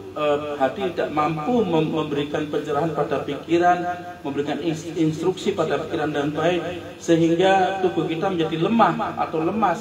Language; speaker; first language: Indonesian; native; Indonesian